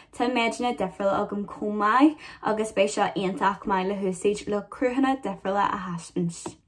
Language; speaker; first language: Irish; non-native, local second language; English